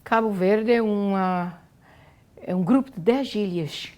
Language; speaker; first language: Portuguese; non-native, local second language; Kabuverdianu